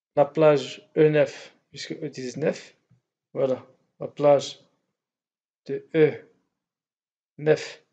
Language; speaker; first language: French; non-native, local second language; Arabic